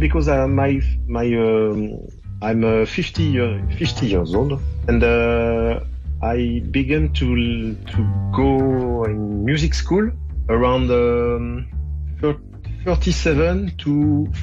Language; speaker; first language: English; non-native, fluent; French